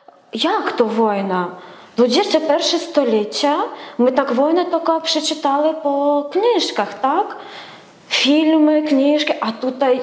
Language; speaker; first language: Polish; non-native, learner; Ukrainian